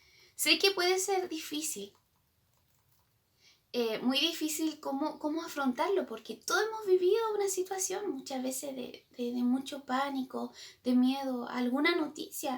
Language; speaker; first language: Spanish; native; Spanish